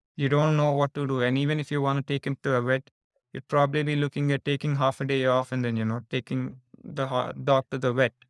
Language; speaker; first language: English; non-native, local second language; Telugu